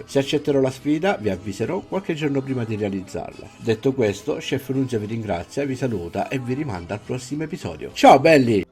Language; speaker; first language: Italian; native; Italian